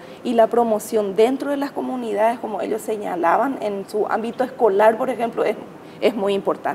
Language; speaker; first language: Spanish; native; Spanish